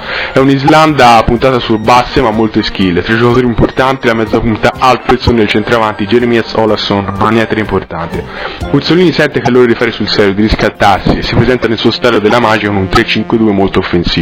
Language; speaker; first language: Italian; native; Italian